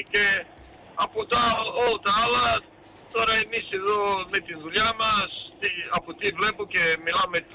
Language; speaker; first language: Greek; early bilingual, heritage; Greek